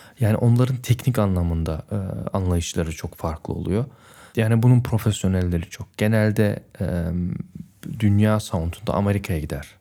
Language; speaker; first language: Turkish; native; Turkish